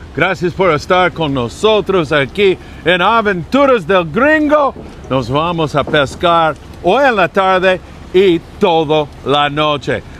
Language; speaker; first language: Spanish; non-native, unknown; English